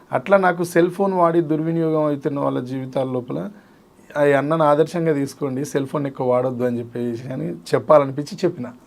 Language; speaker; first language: Telugu; native; Telugu